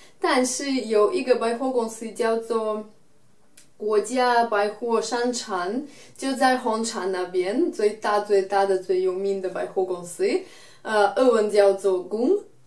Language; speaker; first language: Chinese; non-native, fluent; Russian